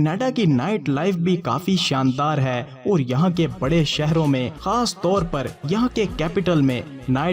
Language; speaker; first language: Urdu; native; Urdu